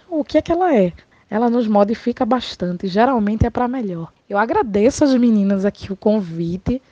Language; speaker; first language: Portuguese; native; Portuguese